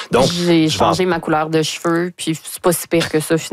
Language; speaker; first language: French; native; French